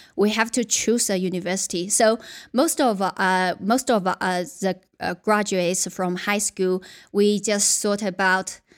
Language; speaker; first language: English; non-native, fluent; Chinese